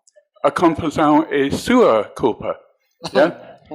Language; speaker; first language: Portuguese; non-native, learner; English